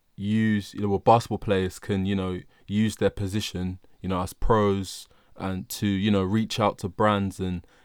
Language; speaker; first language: English; early bilingual, other home language; Yoruba